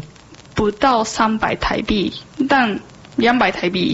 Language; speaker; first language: Chinese; non-native, learner; Japanese